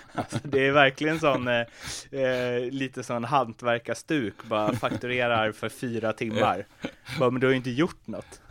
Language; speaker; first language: Swedish; native; Swedish